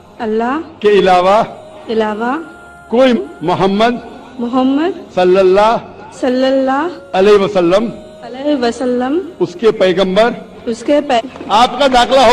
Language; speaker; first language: Hindi; non-native, local second language; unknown